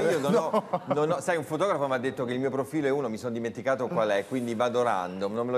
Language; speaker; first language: Italian; native; Italian